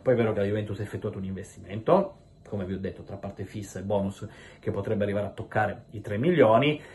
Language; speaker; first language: Italian; native; Italian